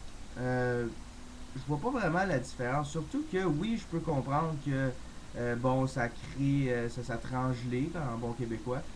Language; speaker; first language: French; native; French